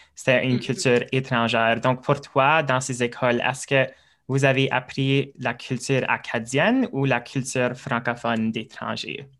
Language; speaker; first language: French; native; French